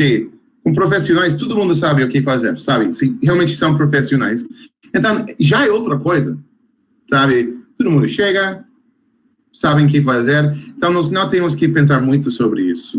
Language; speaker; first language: Portuguese; non-native, fluent; English